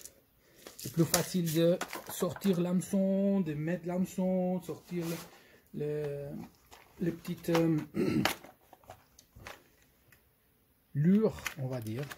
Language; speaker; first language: French; non-native, fluent; Portuguese